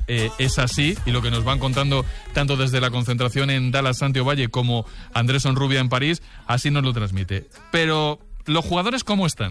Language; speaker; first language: Spanish; native; Spanish